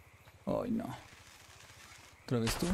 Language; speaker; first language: Spanish; native; Spanish